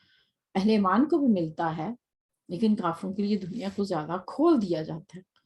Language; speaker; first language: Urdu; native; Urdu